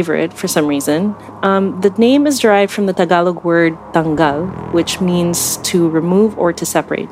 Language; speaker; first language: English; non-native, local second language; Filipino